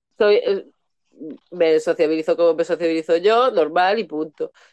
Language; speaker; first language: Spanish; native; Spanish